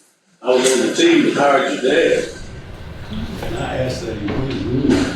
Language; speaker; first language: English; native; English